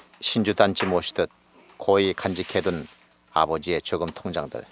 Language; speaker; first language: Korean; native; Korean